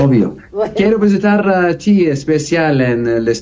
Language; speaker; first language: Spanish; non-native, learner; Arabic